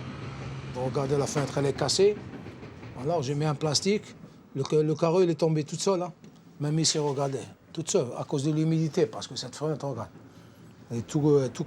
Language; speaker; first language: French; non-native, local second language; Arabic